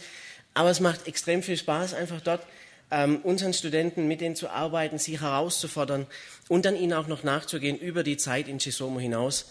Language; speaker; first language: German; native; German